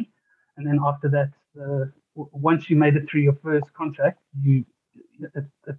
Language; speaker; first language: English; native; English